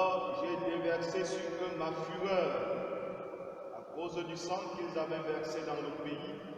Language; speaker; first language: French; native; French